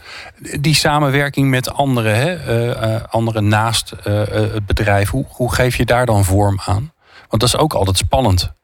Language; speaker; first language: Dutch; native; Dutch